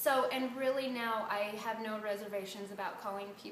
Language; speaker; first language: English; native; English